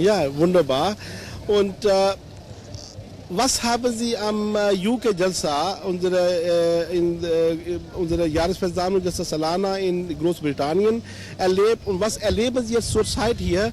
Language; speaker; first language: German; non-native, fluent; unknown